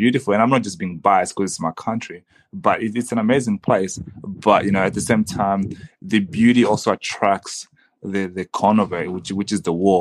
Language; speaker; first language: English; early bilingual, other home language; Swahili